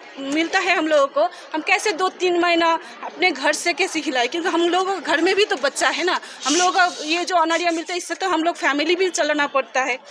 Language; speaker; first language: Hindi; non-native, local second language; Bangla